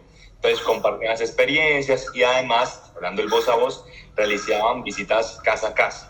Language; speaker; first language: Spanish; native; Spanish